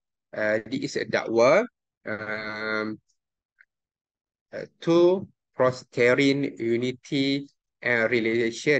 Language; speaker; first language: English; non-native, local second language; Malay